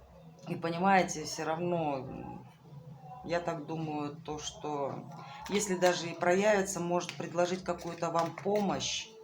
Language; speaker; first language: Russian; native; Russian